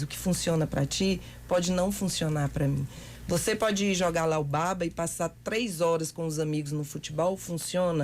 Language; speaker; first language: Portuguese; native; Portuguese